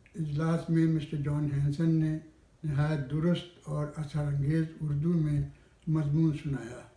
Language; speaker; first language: Urdu; native; Urdu